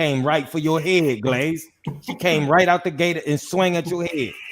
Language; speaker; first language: English; native; English